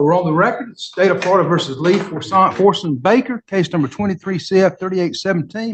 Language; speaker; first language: English; native; English